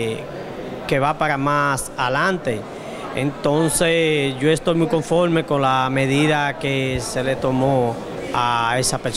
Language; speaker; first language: Spanish; native; Spanish